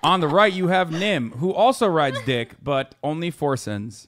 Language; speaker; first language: English; native; English